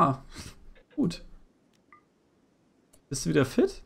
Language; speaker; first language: German; native; German